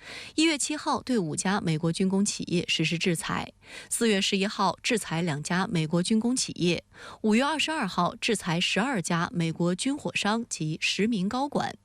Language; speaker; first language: Chinese; native; Chinese